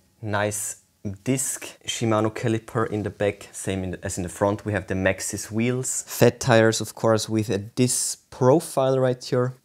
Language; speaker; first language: English; non-native, fluent; German